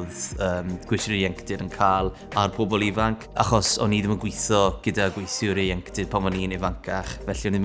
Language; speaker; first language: Welsh; native; Welsh